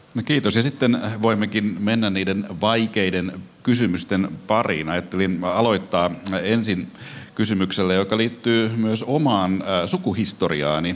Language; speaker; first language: Finnish; native; Finnish